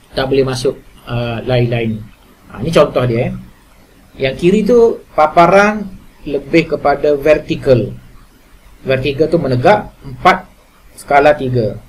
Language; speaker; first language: Malay; native; Malay